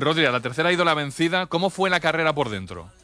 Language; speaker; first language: Spanish; native; Spanish